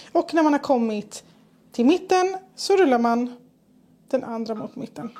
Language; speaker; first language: Swedish; native; Swedish